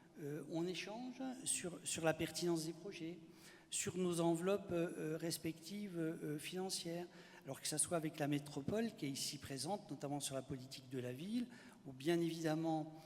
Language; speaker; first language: French; native; French